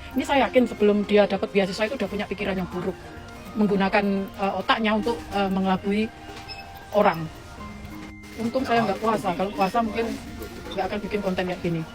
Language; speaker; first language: Indonesian; native; Indonesian